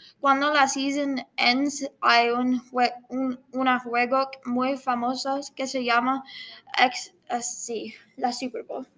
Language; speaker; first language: Spanish; non-native, learner; English